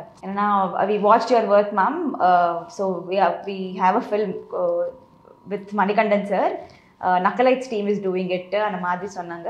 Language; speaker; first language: Tamil; non-native, learner; Telugu